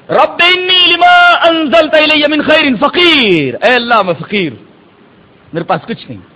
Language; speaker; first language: Urdu; native; Urdu